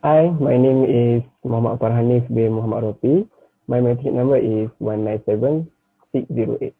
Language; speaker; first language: English; non-native, learner; Malay